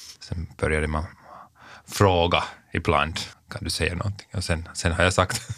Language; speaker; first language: Swedish; non-native, local second language; Finnish